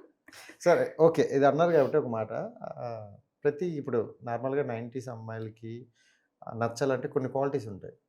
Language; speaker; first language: Telugu; native; Telugu